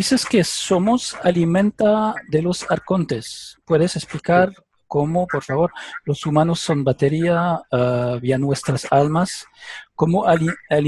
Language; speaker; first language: Spanish; non-native, learner; French